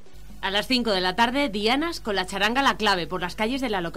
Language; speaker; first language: Spanish; native; Spanish